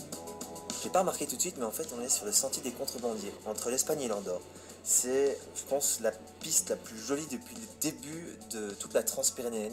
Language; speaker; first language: French; native; French